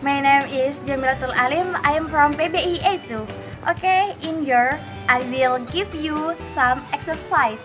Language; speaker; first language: English; non-native, learner; Indonesian